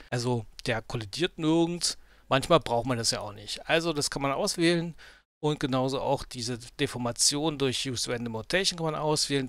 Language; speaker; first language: German; native; German